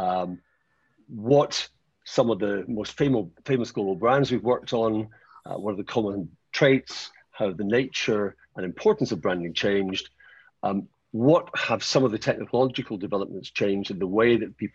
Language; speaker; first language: English; native; English